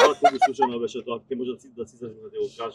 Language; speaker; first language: Macedonian; native; Macedonian